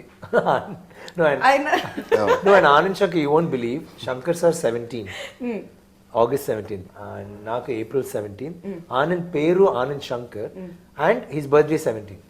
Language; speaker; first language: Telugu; non-native, learner; Tamil